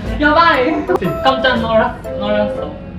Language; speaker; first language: Korean; non-native, learner; Japanese